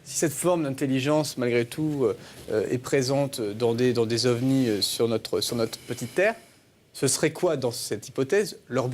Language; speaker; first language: French; native; French